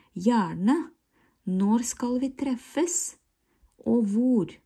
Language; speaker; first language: Norwegian; non-native, fluent; Russian